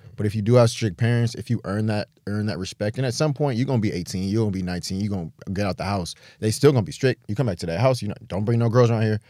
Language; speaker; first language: English; native; English